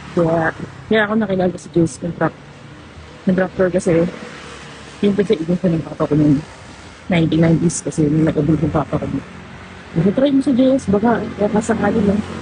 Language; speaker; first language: Filipino; native; Filipino